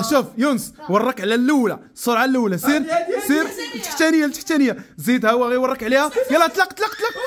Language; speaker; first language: Arabic; native; Arabic